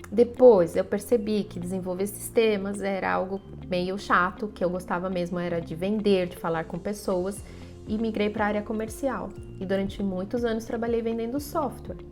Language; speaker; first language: Portuguese; non-native, fluent; Spanish